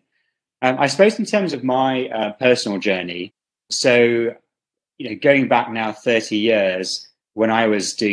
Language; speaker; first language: English; native; English